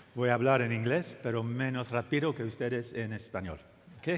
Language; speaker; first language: Spanish; non-native, learner; English